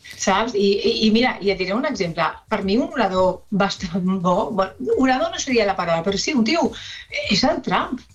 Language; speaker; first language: Catalan; non-native, local second language; Spanish